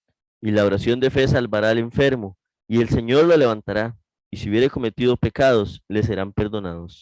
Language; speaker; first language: Spanish; native; Spanish